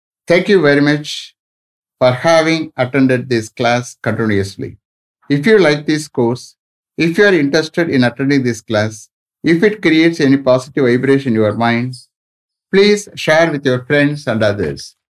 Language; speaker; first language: English; non-native, local second language; Tamil